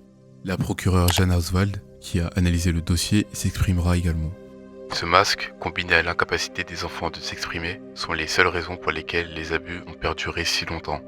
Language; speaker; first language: French; native; French